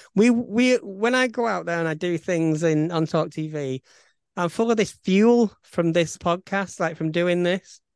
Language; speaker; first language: English; native; English